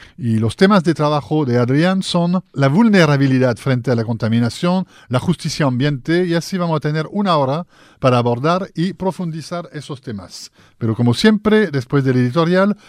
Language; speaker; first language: Spanish; non-native, fluent; French